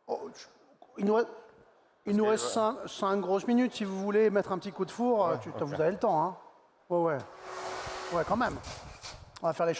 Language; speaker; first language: French; native; French